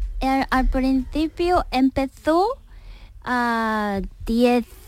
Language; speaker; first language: Spanish; non-native, learner; Korean